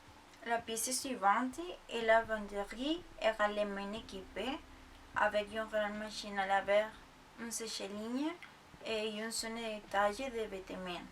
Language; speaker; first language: French; non-native, learner; Spanish